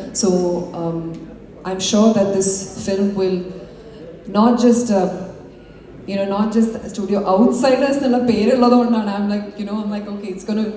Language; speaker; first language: Malayalam; early bilingual, heritage; Malayalam